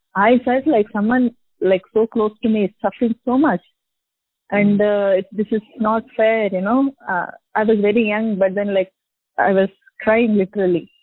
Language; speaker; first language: English; non-native, local second language; Telugu